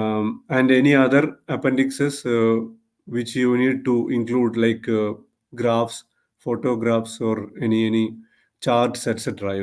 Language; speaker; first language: English; non-native, local second language; Malayalam